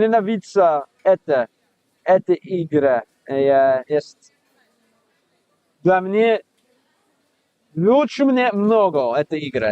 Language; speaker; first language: Russian; non-native, learner; English